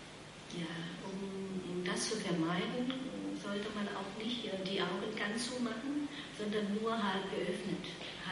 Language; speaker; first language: German; non-native, fluent; Vietnamese